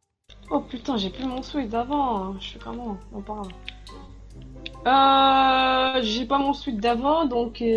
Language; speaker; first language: French; native; French